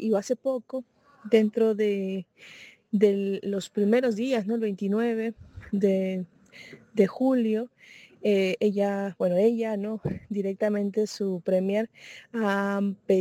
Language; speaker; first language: Spanish; native; Spanish